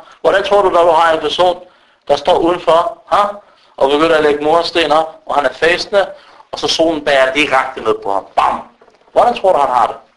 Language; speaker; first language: Danish; early bilingual, other home language; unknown